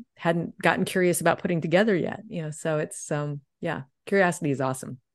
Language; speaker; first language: English; native; English